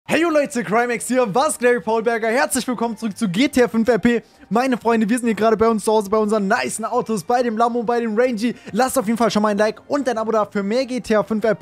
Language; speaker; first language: German; native; German